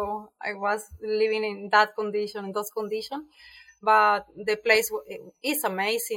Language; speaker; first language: English; non-native, fluent; Spanish